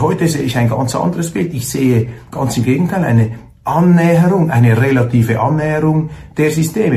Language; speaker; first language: German; native; German